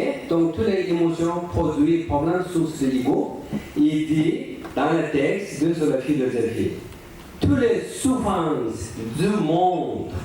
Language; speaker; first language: French; non-native, learner; Tibetan